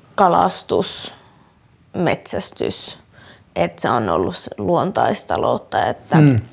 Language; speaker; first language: Finnish; native; Finnish